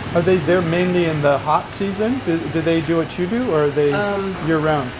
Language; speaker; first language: English; native; English